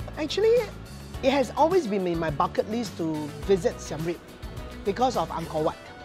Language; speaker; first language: English; non-native, local second language; Chinese